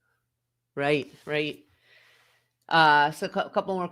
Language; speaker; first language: English; native; English